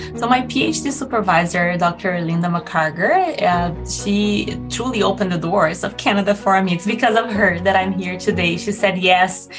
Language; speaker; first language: English; non-native, fluent; Portuguese